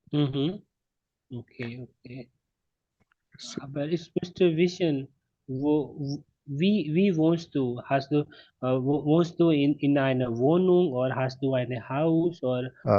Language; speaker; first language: German; non-native, learner; Hindi